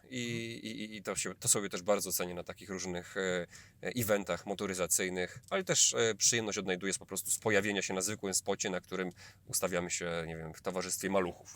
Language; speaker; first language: Polish; native; Polish